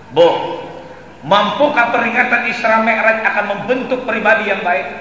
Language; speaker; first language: Indonesian; non-native, local second language; Banjar